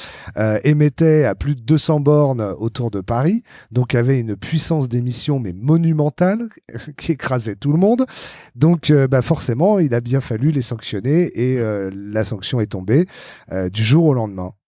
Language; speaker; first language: French; native; French